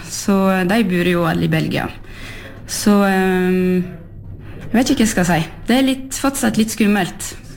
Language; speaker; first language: Norwegian; early bilingual, heritage; French